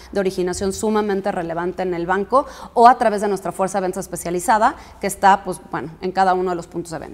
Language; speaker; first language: Spanish; native; Spanish